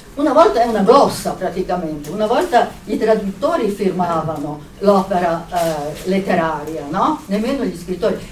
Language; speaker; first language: Italian; native; Italian